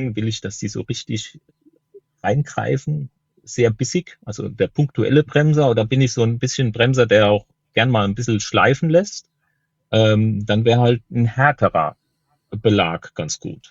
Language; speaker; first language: German; native; German